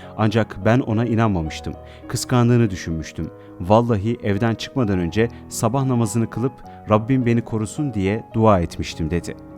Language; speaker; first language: Turkish; native; Turkish